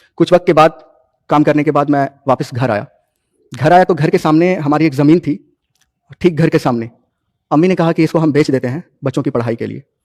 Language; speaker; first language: Hindi; native; Hindi